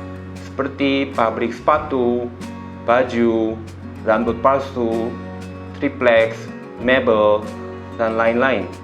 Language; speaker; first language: Indonesian; non-native, fluent; Korean